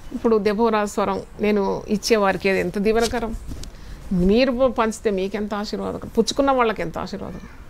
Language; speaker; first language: Telugu; non-native, fluent; Malayalam